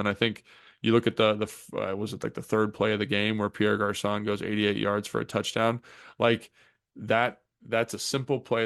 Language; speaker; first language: English; native; English